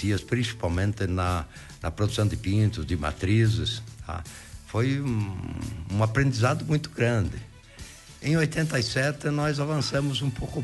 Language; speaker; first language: Portuguese; native; Portuguese